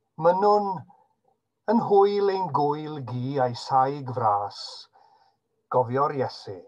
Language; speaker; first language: Welsh; native; Welsh